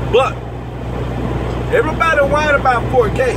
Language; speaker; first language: English; native; English